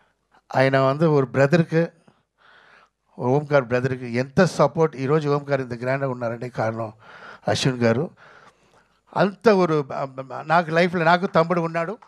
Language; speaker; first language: Telugu; non-native, fluent; Tamil